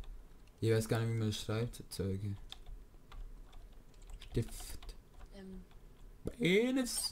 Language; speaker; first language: German; native; German